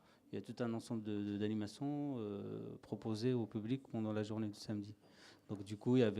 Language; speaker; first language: French; native; French